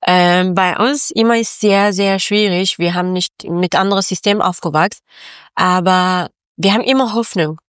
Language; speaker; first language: German; non-native, learner; Persian